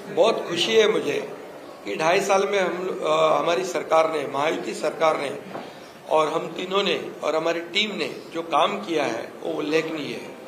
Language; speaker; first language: Hindi; non-native, local second language; Marathi